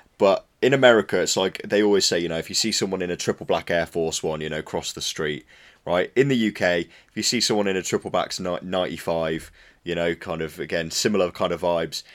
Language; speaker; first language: English; native; English